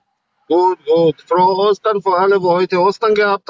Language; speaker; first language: German; non-native, learner; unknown